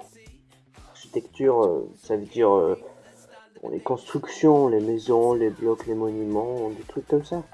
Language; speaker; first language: French; early bilingual, heritage; French